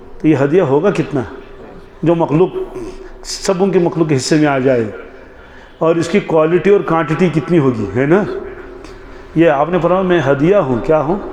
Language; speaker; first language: Urdu; non-native, local second language; Kashmiri